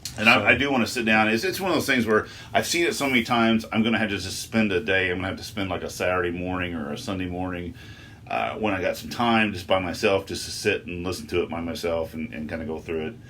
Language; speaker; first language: English; native; English